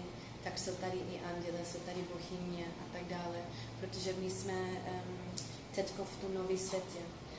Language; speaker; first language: Czech; non-native, fluent; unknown